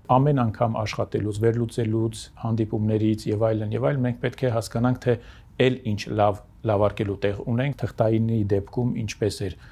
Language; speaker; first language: Armenian; native; Armenian